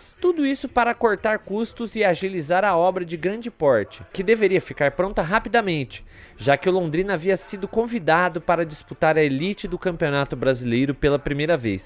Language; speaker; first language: Portuguese; native; Portuguese